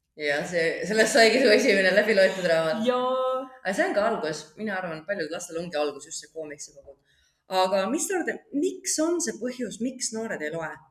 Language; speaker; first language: Estonian; non-native, local second language; Russian